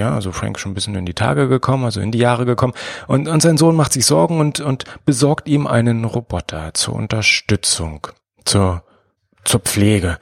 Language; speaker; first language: German; native; German